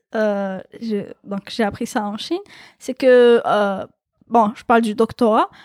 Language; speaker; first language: French; non-native, local second language; Kabyle